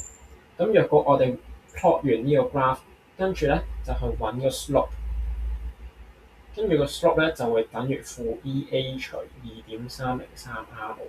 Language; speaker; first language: Cantonese; native; Cantonese